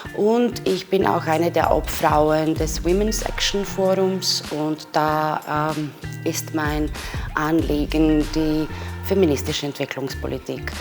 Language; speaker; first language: German; non-native, fluent; Serbian